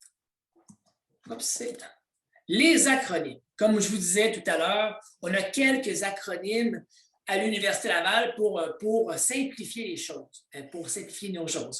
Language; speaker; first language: French; native; French